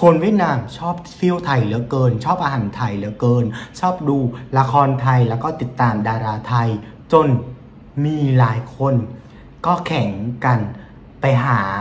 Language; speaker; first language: Thai; non-native, fluent; Vietnamese